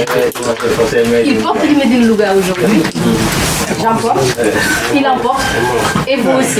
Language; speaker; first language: French; non-native, local second language; Wolof